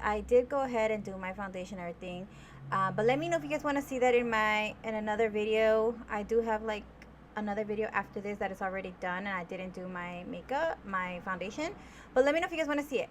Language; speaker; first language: English; native; English